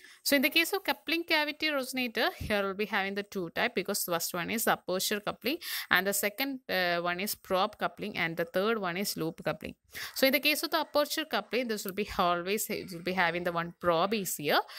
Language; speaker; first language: English; non-native, local second language; Malayalam